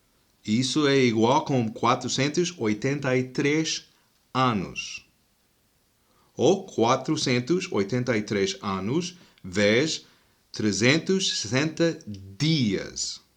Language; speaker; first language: Portuguese; non-native, fluent; English